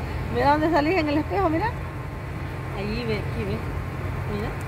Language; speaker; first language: Spanish; native; Spanish